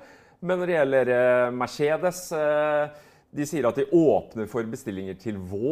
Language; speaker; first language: Norwegian; native; Norwegian